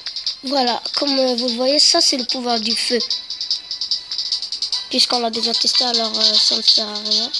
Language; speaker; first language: French; native; French